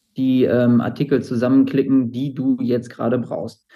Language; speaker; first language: German; native; German